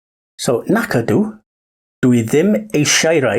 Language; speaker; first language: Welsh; non-native, learner; English